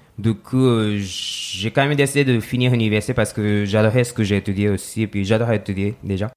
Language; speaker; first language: French; non-native, fluent; Japanese